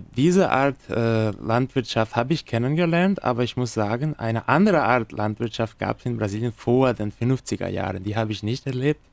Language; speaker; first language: German; non-native, fluent; Portuguese